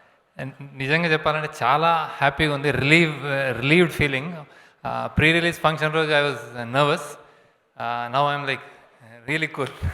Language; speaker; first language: Telugu; native; Telugu